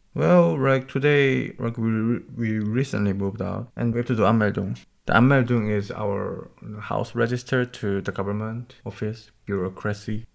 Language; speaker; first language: English; non-native, learner; Korean